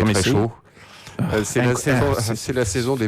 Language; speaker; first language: French; native; French